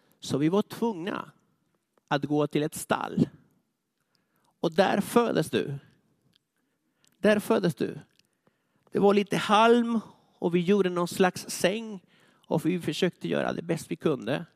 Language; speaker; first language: Swedish; non-native, fluent; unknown